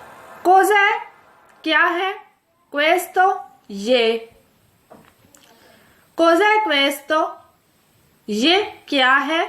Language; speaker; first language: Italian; non-native, fluent; Urdu